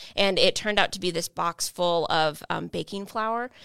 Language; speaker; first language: English; native; English